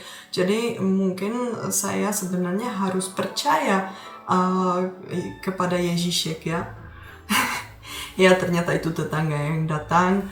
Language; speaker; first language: Indonesian; non-native, fluent; Czech